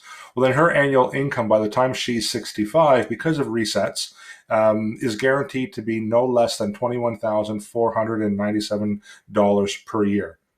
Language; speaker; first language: English; native; English